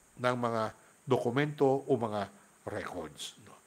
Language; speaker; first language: Filipino; non-native, local second language; Hiligaynon